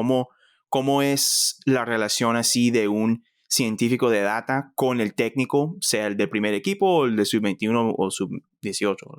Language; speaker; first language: Spanish; early bilingual, heritage; Spanish